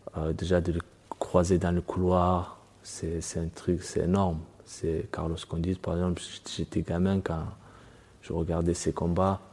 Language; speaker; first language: French; early bilingual, other home language; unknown